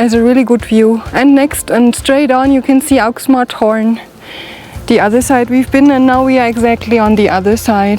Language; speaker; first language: English; non-native, learner; German